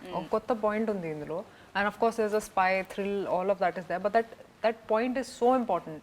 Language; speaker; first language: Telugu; non-native, fluent; Hindi